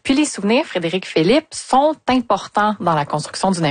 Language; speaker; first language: French; native; French